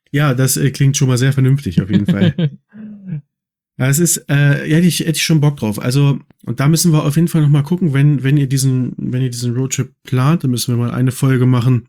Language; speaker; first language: German; native; German